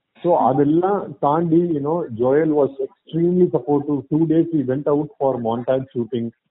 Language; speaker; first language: English; non-native, local second language; Tamil